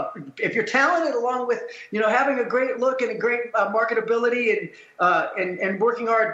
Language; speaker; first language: English; native; English